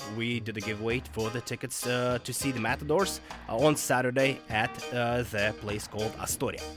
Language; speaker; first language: English; non-native, fluent; Russian